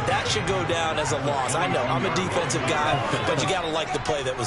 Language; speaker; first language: English; native; English